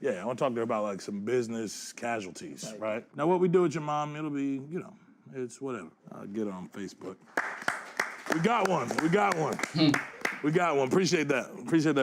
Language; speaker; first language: English; native; English